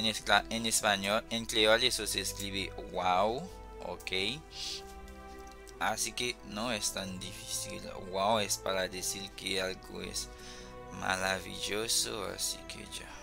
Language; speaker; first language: Spanish; non-native, fluent; Haitian Creole